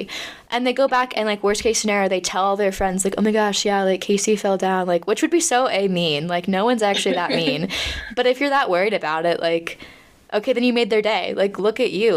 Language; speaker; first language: English; native; English